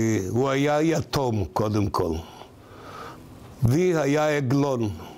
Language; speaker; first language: Hebrew; non-native, fluent; Yiddish